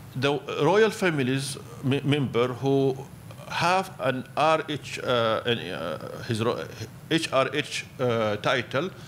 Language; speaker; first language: English; non-native, fluent; Arabic